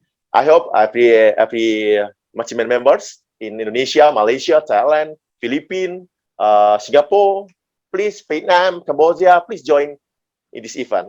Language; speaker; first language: English; non-native, learner; Indonesian